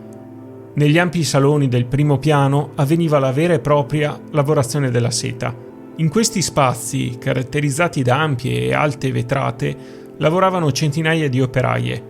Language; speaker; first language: Italian; native; Italian